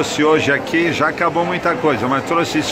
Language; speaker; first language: Portuguese; native; Portuguese